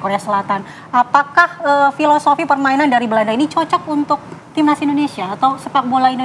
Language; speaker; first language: Indonesian; native; Indonesian